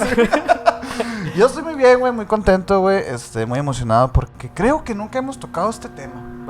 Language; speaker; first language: Spanish; native; Spanish